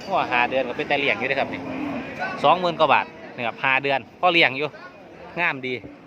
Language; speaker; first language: Thai; native; Thai